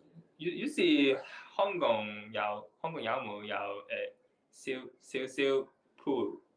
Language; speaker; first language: Cantonese; non-native, learner; Japanese